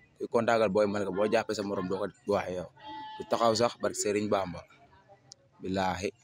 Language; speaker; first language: Wolof; native; Wolof